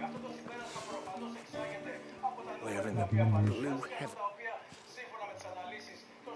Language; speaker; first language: Greek; native; Greek